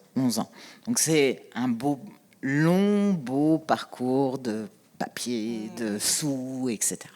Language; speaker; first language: French; native; French